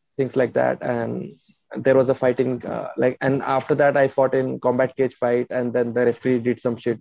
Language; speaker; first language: English; non-native, local second language; Hindi